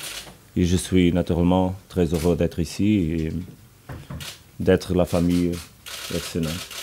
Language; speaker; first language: French; non-native, learner; Portuguese